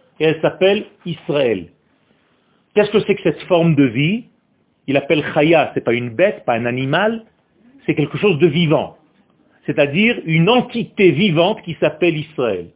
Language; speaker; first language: French; non-native, fluent; Hebrew